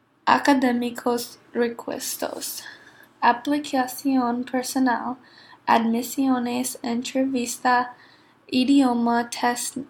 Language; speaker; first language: Spanish; non-native, learner; English